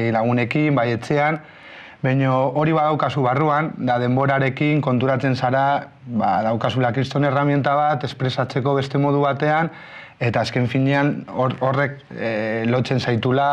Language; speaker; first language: Basque; non-native, local second language; Spanish